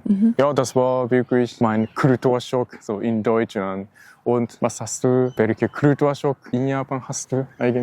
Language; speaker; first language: German; non-native, learner; Japanese